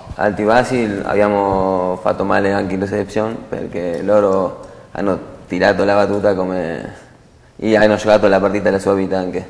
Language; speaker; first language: Italian; non-native, learner; Spanish